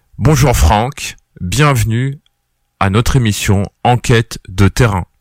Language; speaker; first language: French; native; French